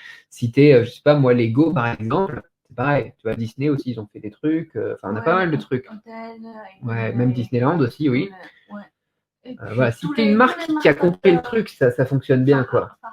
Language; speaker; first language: French; native; French